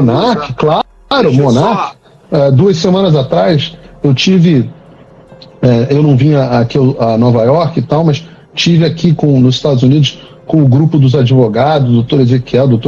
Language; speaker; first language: Portuguese; native; Portuguese